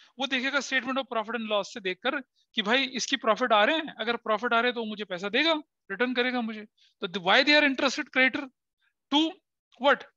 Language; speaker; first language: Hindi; native; Hindi